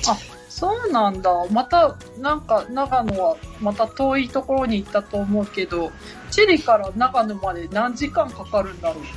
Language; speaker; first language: Japanese; native; Japanese